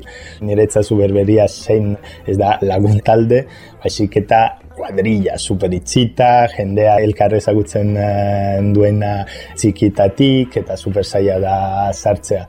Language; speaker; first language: Basque; non-native, fluent; Italian